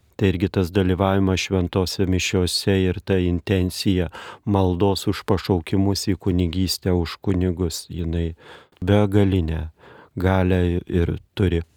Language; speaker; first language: Lithuanian; native; Lithuanian